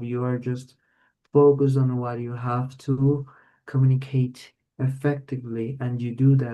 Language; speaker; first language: English; non-native, fluent; Spanish